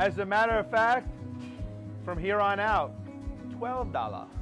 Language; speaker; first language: English; native; English